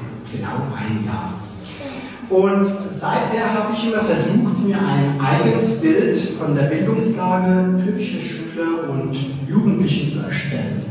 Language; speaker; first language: German; early bilingual, other home language; Turkish